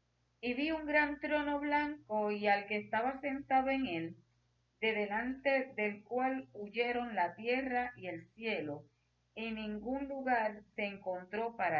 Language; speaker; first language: Spanish; native; Spanish